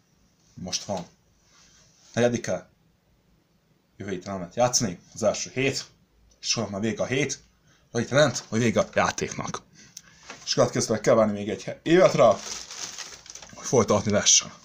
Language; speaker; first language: Hungarian; non-native, learner; Serbian